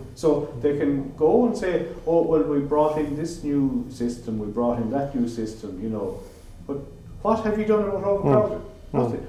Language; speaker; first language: English; native; English